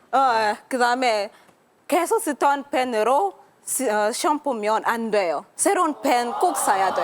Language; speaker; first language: Korean; non-native, learner; Japanese